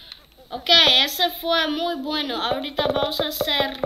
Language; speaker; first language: Spanish; early bilingual, heritage; English